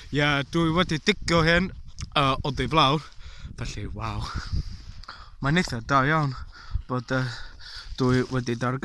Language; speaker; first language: Welsh; non-native, learner; English